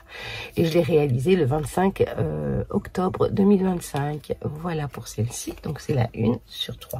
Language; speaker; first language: French; native; French